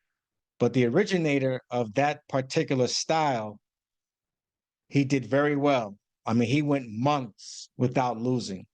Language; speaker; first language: English; native; English